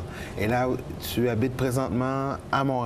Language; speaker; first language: French; native; French